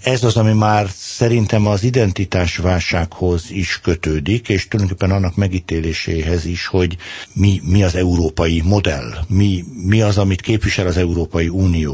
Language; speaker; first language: Hungarian; native; Hungarian